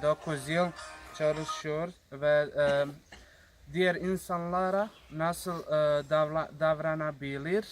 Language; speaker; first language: Turkish; non-native, learner; Bosnian